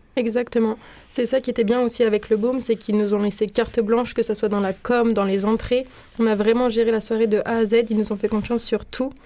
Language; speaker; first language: French; native; French